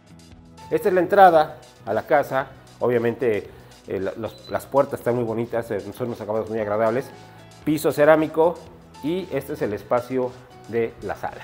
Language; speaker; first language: Spanish; native; Spanish